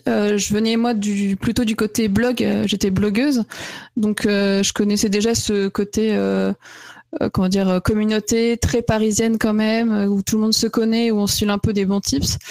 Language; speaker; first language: French; native; French